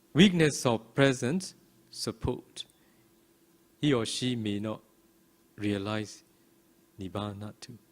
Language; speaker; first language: English; non-native, fluent; Burmese